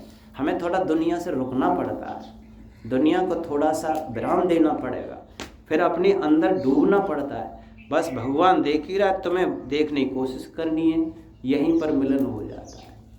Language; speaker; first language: Hindi; native; Hindi